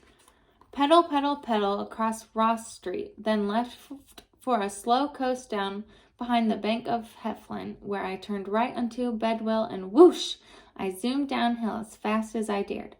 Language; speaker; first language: English; native; English